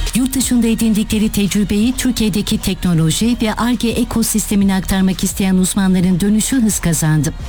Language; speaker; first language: Turkish; native; Turkish